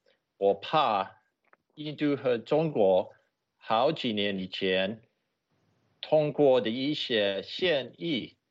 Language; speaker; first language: Chinese; non-native, fluent; English